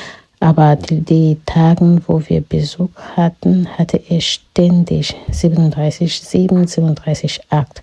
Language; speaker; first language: German; non-native, fluent; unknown